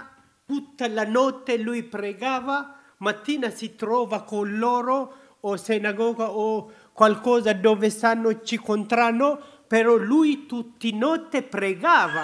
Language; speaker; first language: Italian; non-native, learner; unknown